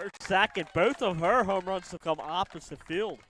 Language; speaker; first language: English; native; English